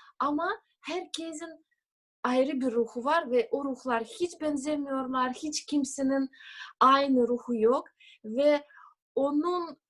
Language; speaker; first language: Turkish; non-native, fluent; Russian